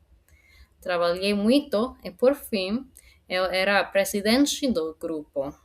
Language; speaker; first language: Portuguese; non-native, fluent; English